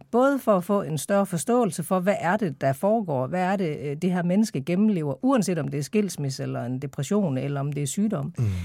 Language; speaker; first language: Danish; native; Danish